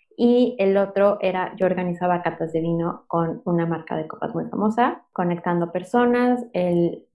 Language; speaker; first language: Spanish; native; Spanish